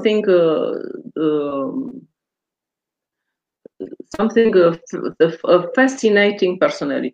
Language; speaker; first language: English; non-native, fluent; Romanian